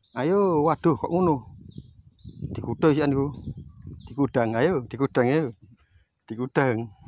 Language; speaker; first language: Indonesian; non-native, local second language; Javanese